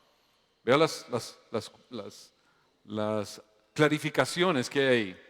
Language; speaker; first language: Spanish; native; Spanish